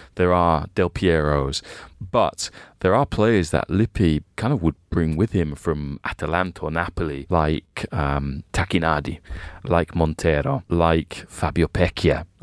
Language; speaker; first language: English; native; English